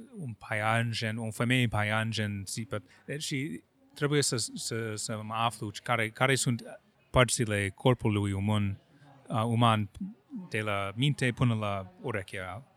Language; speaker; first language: Romanian; non-native, fluent; English